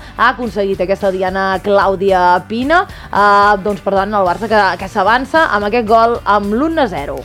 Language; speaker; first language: Catalan; native; Catalan